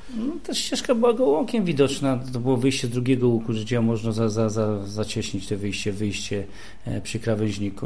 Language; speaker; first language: Polish; native; Polish